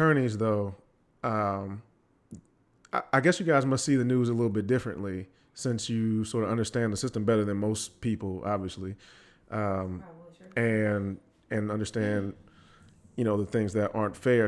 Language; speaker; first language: English; native; English